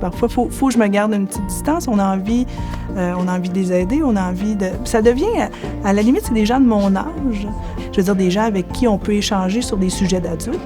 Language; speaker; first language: French; native; French